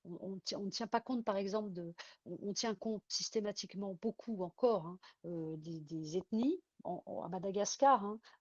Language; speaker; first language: French; native; French